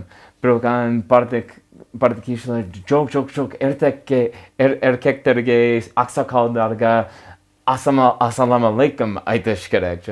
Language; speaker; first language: Kyrgyz; non-native, learner; English